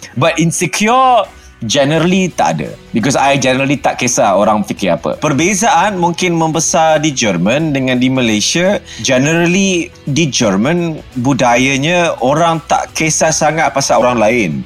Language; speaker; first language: Malay; early bilingual, other home language; German